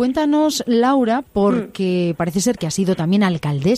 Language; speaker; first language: Spanish; native; Spanish